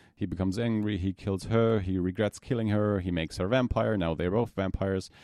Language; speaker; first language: English; non-native, fluent; German